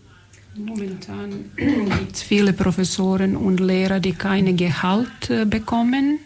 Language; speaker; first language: German; non-native, fluent; Serbian